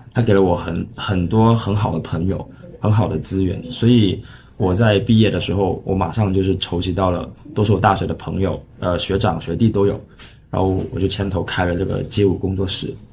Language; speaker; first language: Chinese; non-native, local second language; Cantonese